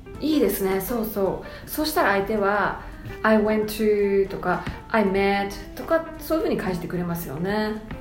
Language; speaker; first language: Japanese; early bilingual, heritage; Japanese